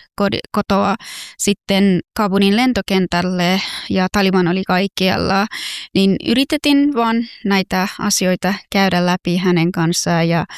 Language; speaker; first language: Finnish; non-native, fluent; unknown